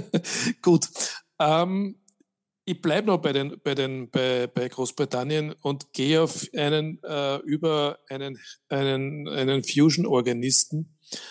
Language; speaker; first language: German; native; German